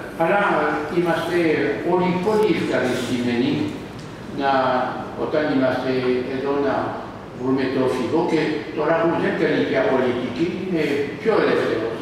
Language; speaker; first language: Greek; non-native, learner; French